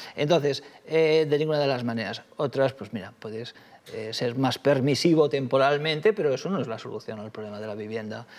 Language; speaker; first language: Spanish; native; Spanish